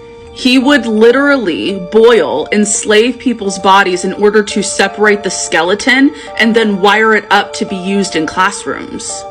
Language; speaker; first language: English; native; English